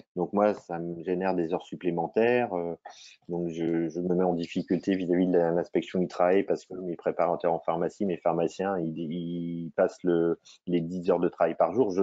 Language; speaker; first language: French; native; French